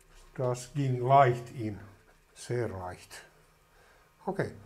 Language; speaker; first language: German; non-native, learner; Finnish